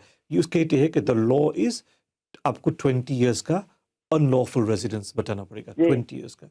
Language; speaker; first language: Hindi; early bilingual, heritage; Hindi